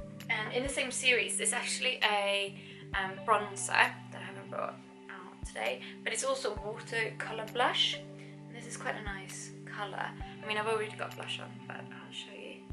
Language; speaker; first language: English; non-native, fluent; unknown